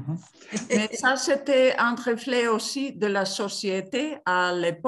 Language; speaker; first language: French; non-native, fluent; Spanish